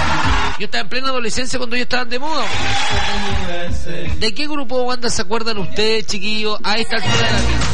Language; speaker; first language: Spanish; native; Spanish